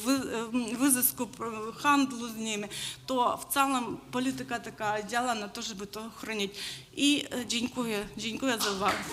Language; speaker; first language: Polish; non-native, learner; Ukrainian